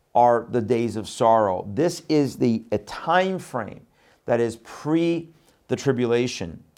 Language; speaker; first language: English; non-native, fluent; Persian